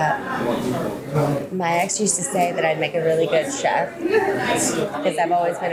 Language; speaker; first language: English; native; English